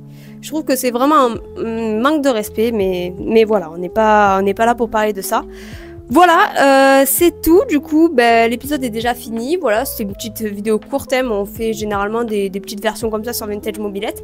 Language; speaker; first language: French; native; French